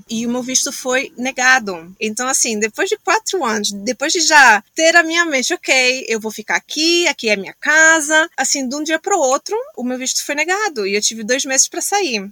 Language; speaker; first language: Portuguese; native; Portuguese